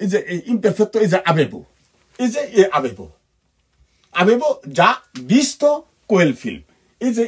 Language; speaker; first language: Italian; non-native, fluent; Bangla